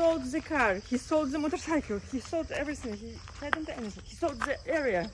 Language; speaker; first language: English; non-native, learner; Russian